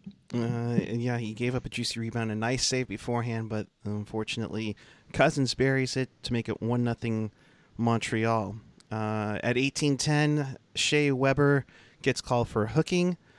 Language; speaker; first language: English; native; English